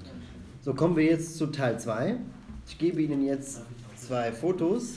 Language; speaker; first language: German; non-native, fluent; Arabic